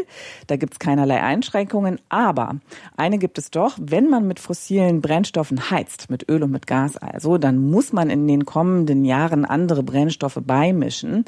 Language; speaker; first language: German; native; German